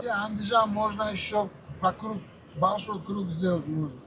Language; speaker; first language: Russian; non-native, local second language; Uzbek